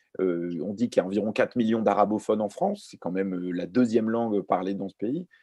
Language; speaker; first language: French; early bilingual, other home language; Arabic